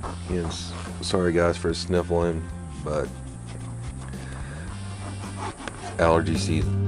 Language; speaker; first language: English; native; English